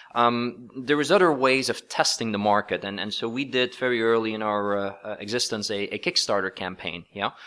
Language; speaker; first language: English; non-native, fluent; Dutch